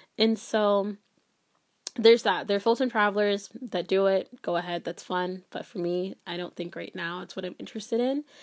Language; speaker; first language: English; early bilingual, other home language; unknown